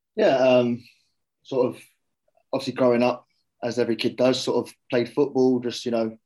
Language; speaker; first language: English; native; English